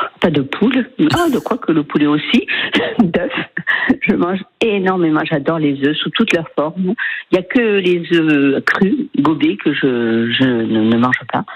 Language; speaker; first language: French; early bilingual, other home language; Spanish